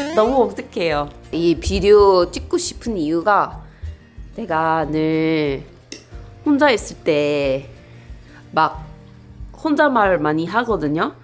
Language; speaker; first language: Korean; non-native, fluent; English